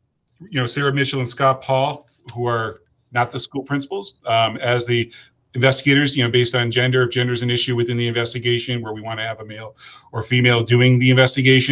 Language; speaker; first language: English; native; English